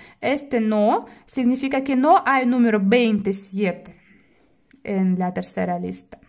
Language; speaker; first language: Spanish; non-native, fluent; Russian